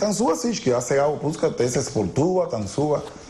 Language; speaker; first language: Bulgarian; non-native, learner; Spanish